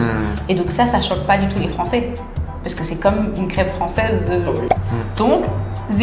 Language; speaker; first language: French; native; French